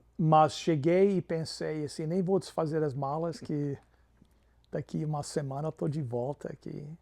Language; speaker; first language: Portuguese; non-native, fluent; English